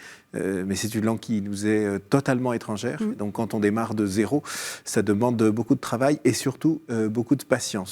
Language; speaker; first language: French; native; French